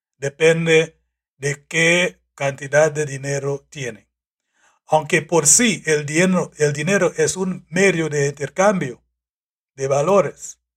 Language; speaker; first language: Spanish; non-native, fluent; English